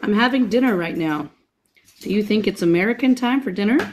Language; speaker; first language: English; native; English